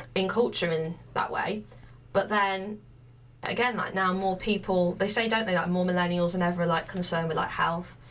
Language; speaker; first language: English; native; English